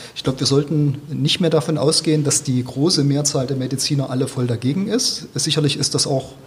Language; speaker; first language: German; native; German